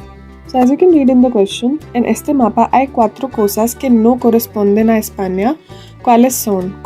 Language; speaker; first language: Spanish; non-native, learner; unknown